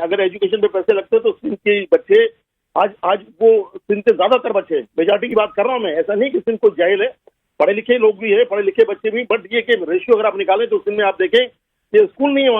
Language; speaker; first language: Urdu; native; Urdu